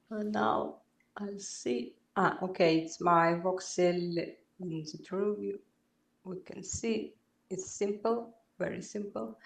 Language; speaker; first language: English; non-native, learner; Belarusian